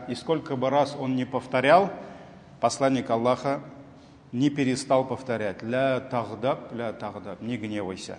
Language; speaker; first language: Russian; non-native, local second language; Tatar